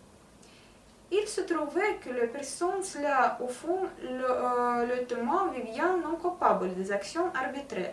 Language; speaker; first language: French; non-native, learner; Russian